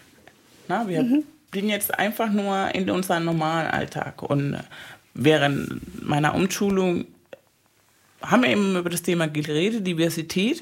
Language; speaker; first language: German; non-native, fluent; Spanish